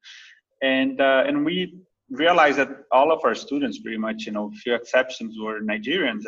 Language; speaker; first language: English; non-native, fluent; Portuguese